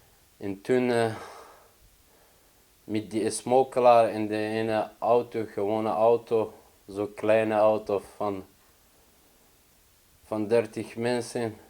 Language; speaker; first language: Dutch; non-native, learner; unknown